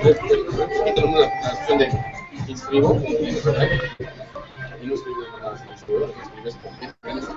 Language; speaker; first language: Spanish; native; Spanish